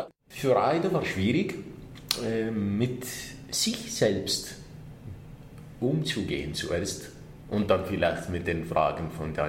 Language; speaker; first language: German; non-native, fluent; Arabic